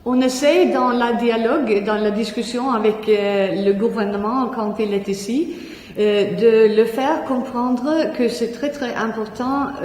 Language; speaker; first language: French; non-native, fluent; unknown